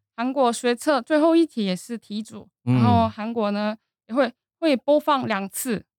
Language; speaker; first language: Chinese; non-native, fluent; Korean